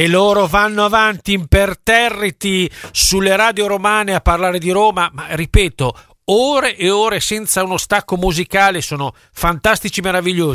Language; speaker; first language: Italian; native; Italian